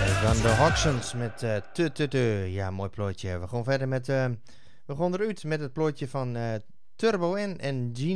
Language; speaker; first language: Dutch; native; Dutch